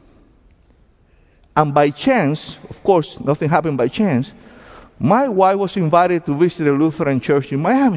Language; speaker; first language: English; non-native, fluent; Spanish